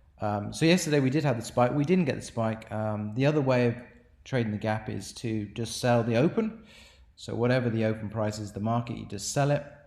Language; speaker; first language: English; native; English